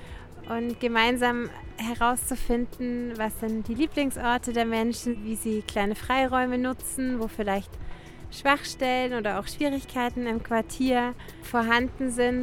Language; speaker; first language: German; native; German